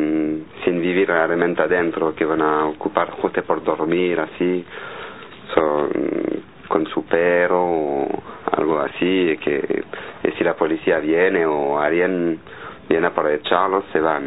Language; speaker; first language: Spanish; non-native, fluent; French